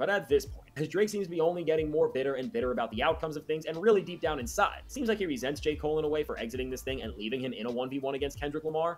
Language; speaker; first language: English; native; English